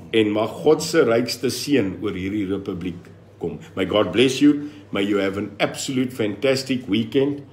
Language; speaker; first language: Afrikaans; non-native, local second language; English